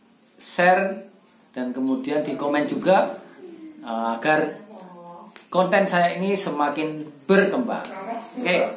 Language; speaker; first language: Indonesian; non-native, local second language; Javanese